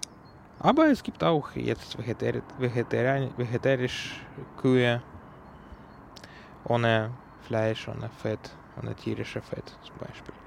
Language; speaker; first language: German; non-native, learner; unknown